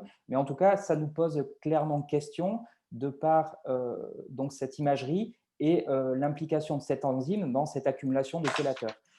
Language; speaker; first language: French; native; French